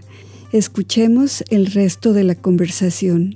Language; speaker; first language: Spanish; native; Spanish